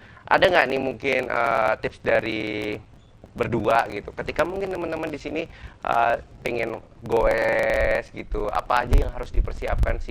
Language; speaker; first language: Indonesian; native; Indonesian